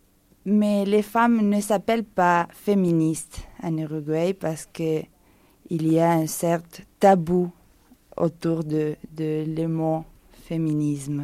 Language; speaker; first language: French; non-native, fluent; Spanish